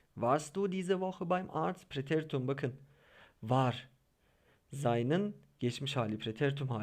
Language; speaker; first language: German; non-native, fluent; Turkish